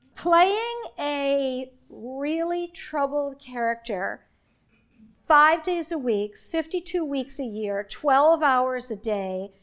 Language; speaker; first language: English; native; English